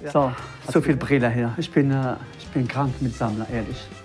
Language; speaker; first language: German; non-native, learner; Arabic